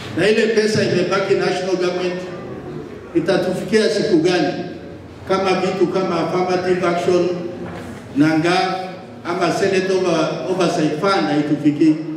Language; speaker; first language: Swahili; non-native, local second language; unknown